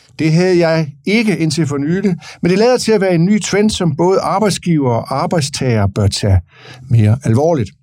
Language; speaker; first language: Danish; native; Danish